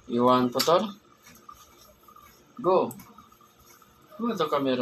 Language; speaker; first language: English; non-native, learner; Filipino